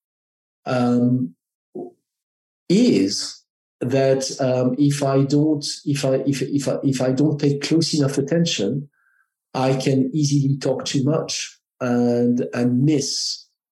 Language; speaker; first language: English; non-native, fluent; French